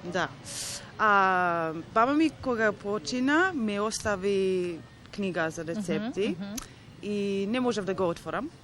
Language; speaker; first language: Macedonian; early bilingual, heritage; Macedonian